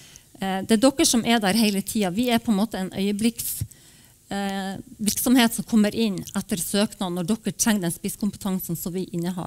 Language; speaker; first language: Norwegian; native; Norwegian